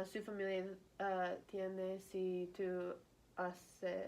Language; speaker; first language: Spanish; non-native, learner; English